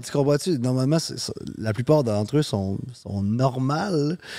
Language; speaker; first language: French; early bilingual, heritage; French